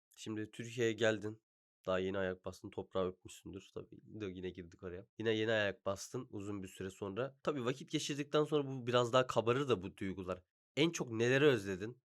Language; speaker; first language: Turkish; native; Turkish